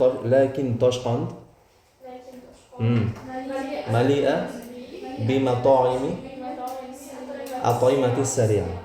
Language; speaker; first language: Arabic; non-native, fluent; Uzbek